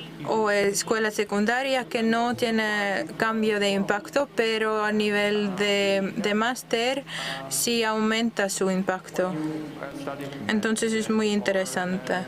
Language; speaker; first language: Spanish; non-native, fluent; Dutch